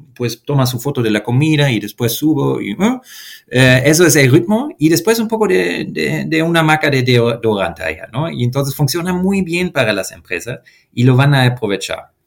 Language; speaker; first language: Spanish; non-native, fluent; German